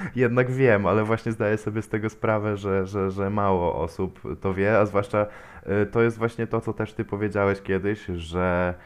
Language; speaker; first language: Polish; native; Polish